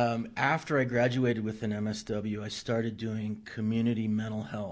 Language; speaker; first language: English; native; English